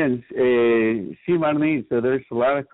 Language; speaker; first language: Spanish; native; Spanish